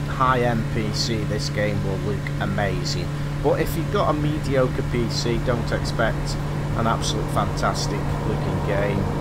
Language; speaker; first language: English; native; English